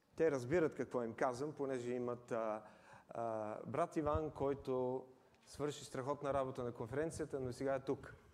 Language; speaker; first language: Bulgarian; native; Bulgarian